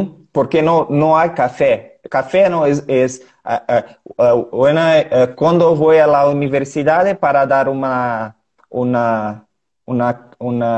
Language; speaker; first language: Spanish; non-native, learner; Portuguese